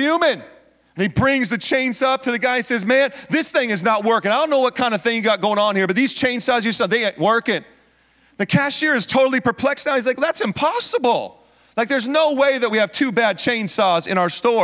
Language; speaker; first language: English; native; English